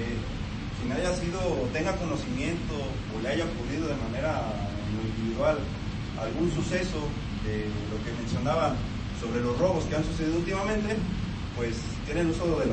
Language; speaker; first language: Spanish; native; Spanish